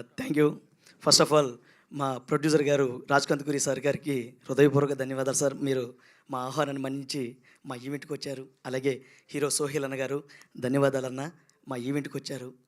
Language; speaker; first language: Telugu; native; Telugu